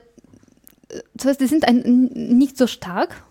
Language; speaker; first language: German; non-native, fluent; English